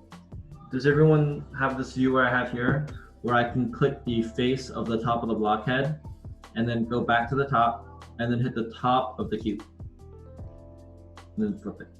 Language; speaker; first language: English; native; English